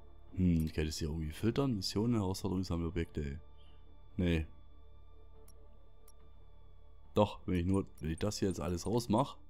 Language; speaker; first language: German; native; German